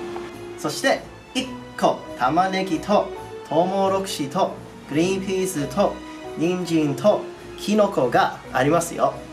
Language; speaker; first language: Japanese; non-native, learner; English